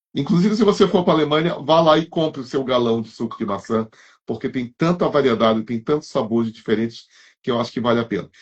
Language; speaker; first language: Portuguese; native; Portuguese